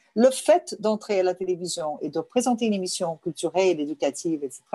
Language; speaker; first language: French; non-native, fluent; Portuguese